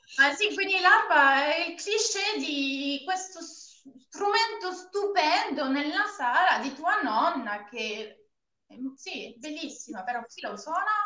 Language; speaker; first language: Italian; non-native, fluent; French